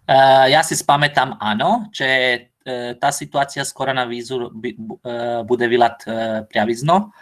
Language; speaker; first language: Slovak; non-native, learner; Croatian